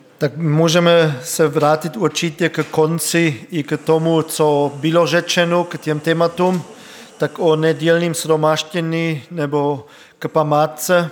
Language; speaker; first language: Czech; non-native, fluent; German